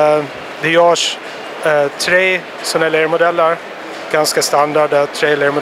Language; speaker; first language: Swedish; native; Swedish